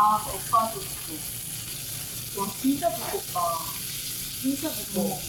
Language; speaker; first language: Korean; non-native, fluent; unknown